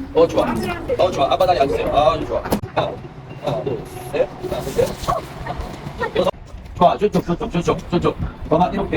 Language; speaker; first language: Korean; non-native, learner; Arabic